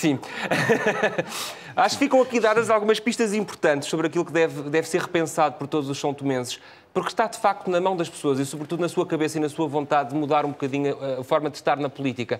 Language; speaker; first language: Portuguese; native; Portuguese